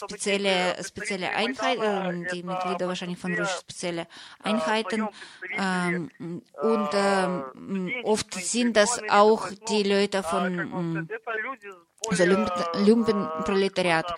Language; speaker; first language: German; non-native, fluent; Russian